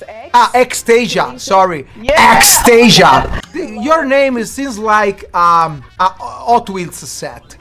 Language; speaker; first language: English; non-native, fluent; Italian